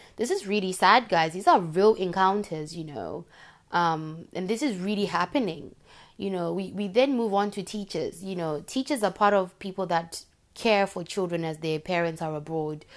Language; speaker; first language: English; non-native, local second language; Shona